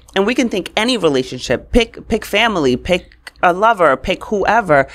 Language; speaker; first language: English; native; English